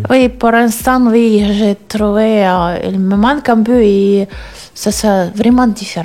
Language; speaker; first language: French; non-native, learner; Russian